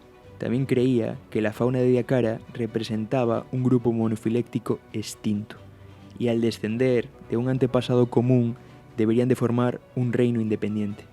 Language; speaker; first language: Spanish; native; Spanish